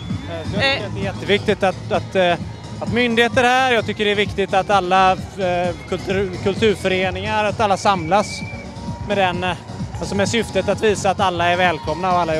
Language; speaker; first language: Swedish; native; Swedish